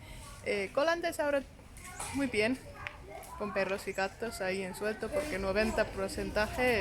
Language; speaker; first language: Spanish; non-native, learner; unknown